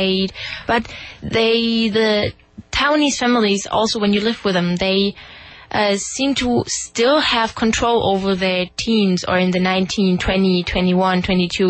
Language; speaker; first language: English; non-native, fluent; German